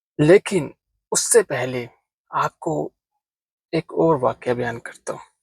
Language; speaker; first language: Urdu; non-native, local second language; Punjabi